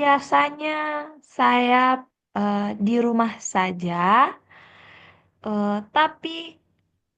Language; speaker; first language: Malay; non-native, fluent; Korean